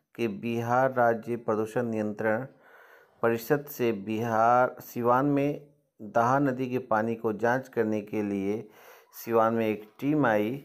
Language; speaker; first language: Hindi; native; Hindi